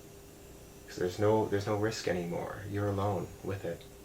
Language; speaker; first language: English; native; English